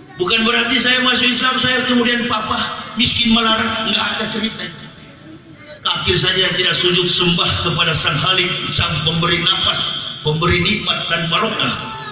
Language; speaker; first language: Indonesian; native; Indonesian